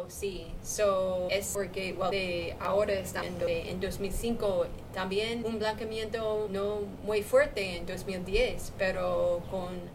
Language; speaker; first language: Spanish; non-native, learner; English